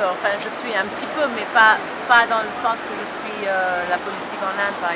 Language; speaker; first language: French; early bilingual, heritage; French